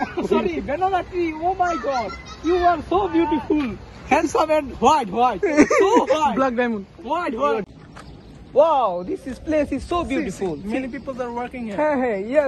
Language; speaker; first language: English; non-native, local second language; Bangla